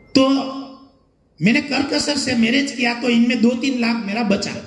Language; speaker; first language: Hindi; non-native, local second language; Gujarati